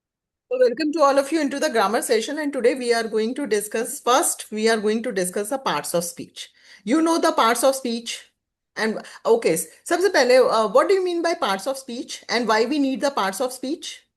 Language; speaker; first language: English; non-native, local second language; Hindi